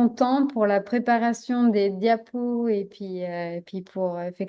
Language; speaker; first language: French; native; French